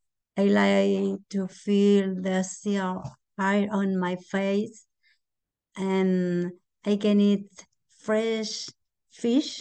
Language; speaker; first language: English; non-native, learner; Spanish